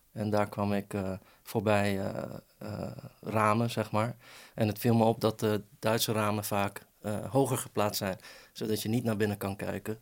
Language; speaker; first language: Dutch; early bilingual, other home language; Persian